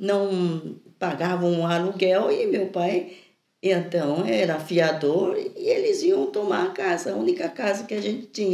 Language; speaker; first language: Portuguese; early bilingual, other home language; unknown